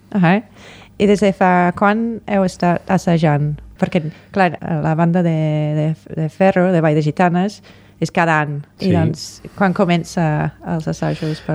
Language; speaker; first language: Catalan; non-native, fluent; English